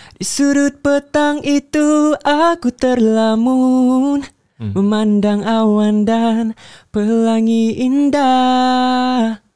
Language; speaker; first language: Malay; native; Malay